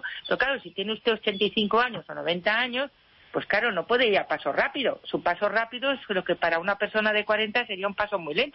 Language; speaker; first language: Spanish; native; Spanish